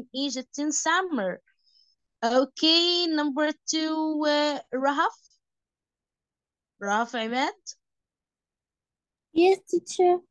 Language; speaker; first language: English; non-native, fluent; Arabic